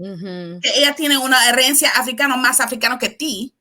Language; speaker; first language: Spanish; non-native, fluent; English